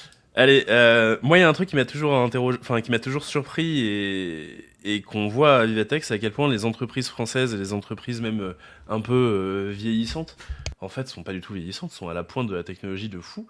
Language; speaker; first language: French; native; French